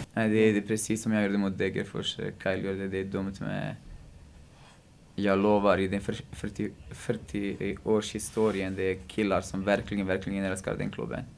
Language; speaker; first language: Swedish; non-native, fluent; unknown